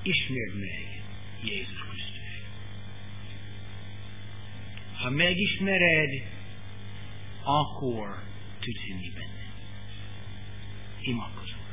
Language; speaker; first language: Hungarian; non-native, learner; English